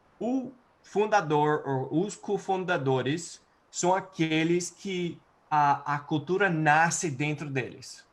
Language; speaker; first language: Portuguese; non-native, fluent; English